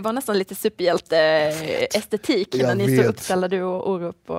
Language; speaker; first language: Swedish; native; Swedish